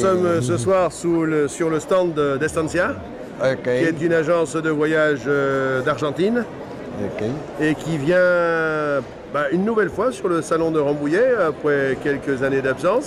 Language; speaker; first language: French; native; French